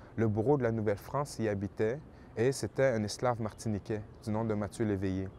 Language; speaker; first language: French; native; French